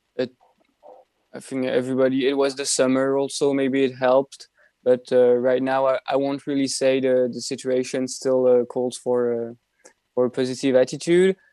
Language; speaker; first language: English; non-native, fluent; French